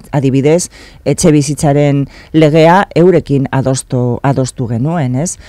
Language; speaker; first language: Basque; non-native, local second language; Spanish